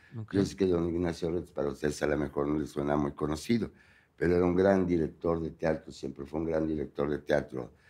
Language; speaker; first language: Spanish; native; Spanish